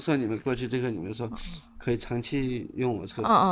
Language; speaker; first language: Chinese; native; Chinese